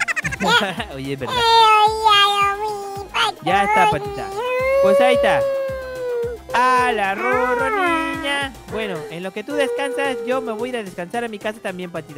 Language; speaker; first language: Spanish; native; Spanish